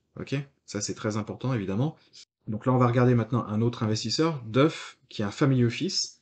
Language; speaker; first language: French; native; French